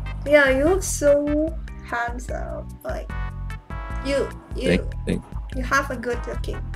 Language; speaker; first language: English; non-native, learner; Indonesian